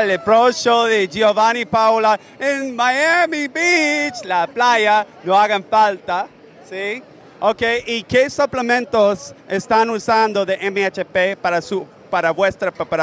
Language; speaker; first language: Spanish; native; Spanish